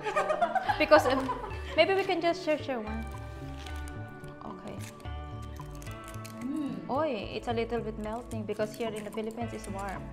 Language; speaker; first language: English; non-native, local second language; Filipino